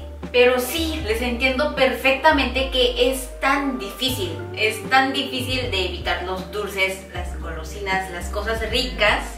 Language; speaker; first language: Spanish; non-native, fluent; Korean